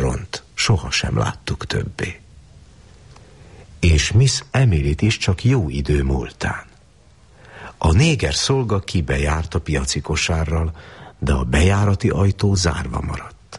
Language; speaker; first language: Hungarian; native; Hungarian